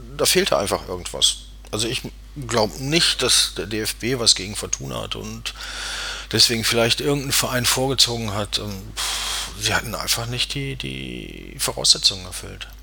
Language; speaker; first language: German; native; German